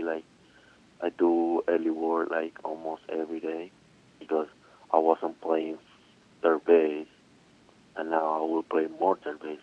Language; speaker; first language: English; non-native, learner; Spanish